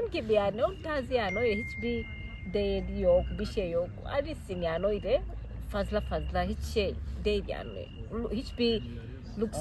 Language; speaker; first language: Turkish; non-native, fluent; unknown